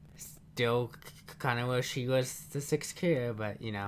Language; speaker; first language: English; native; English